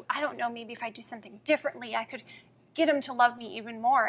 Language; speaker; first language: English; native; English